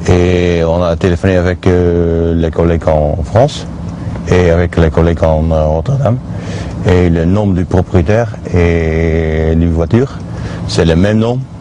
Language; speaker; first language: French; non-native, learner; Dutch